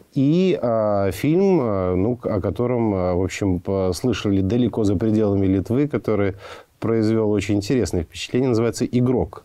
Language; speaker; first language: Russian; native; Russian